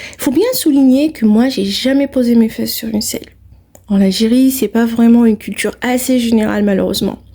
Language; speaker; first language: French; non-native, local second language; Arabic